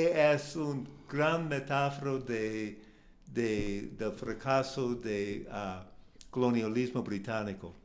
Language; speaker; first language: Spanish; non-native, learner; English